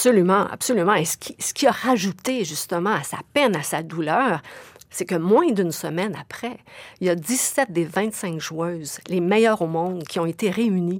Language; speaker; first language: French; native; French